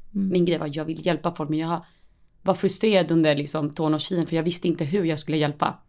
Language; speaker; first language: Swedish; early bilingual, other home language; Spanish